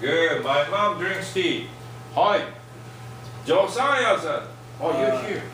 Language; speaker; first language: English; non-native, learner; Japanese